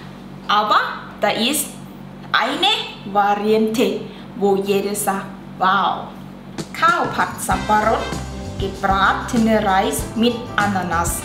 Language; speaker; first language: German; non-native, learner; Thai